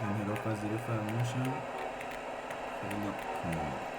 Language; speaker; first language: Persian; native; Persian